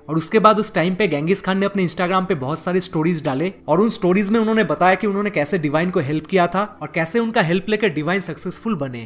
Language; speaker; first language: Hindi; non-native, local second language; Bangla